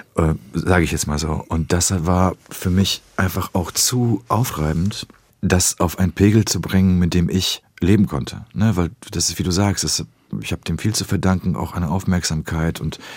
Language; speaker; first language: German; early bilingual, other home language; Polish